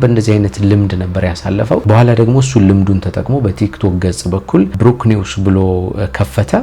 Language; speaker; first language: Amharic; native; Amharic